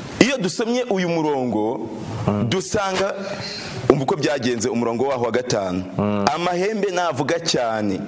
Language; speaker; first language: Kinyarwanda; native; Kinyarwanda